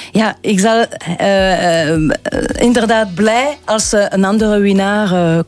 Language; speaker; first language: Dutch; non-native, local second language; French